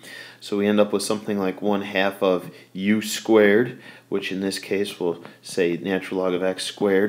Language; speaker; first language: English; native; English